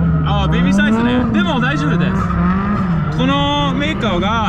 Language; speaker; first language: Japanese; non-native, learner; English